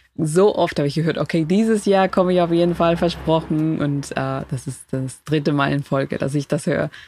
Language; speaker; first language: German; non-native, fluent; Spanish